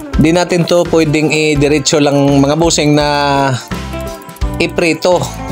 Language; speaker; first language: Filipino; non-native, local second language; Cebuano